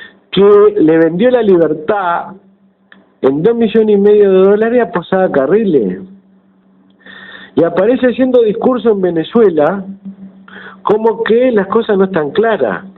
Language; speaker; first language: Spanish; native; Spanish